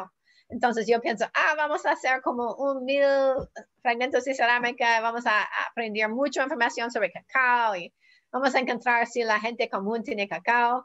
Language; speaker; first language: Spanish; non-native, learner; English